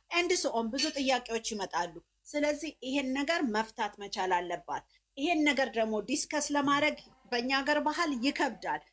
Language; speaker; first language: Amharic; native; Amharic